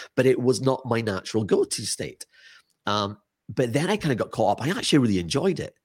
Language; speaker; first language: English; native; English